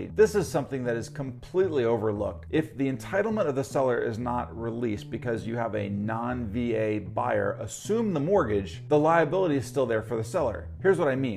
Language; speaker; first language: English; native; English